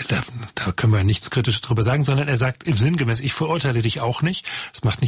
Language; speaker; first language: German; native; German